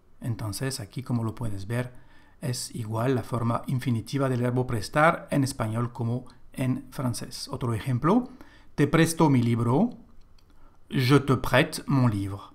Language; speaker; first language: Spanish; non-native, fluent; French